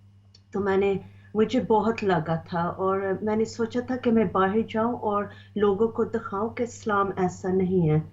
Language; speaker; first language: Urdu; early bilingual, heritage; Urdu